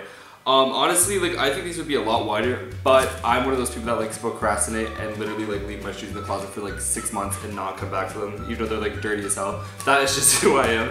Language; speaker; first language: English; native; English